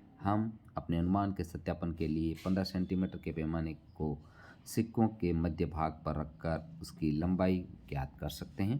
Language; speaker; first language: Hindi; native; Hindi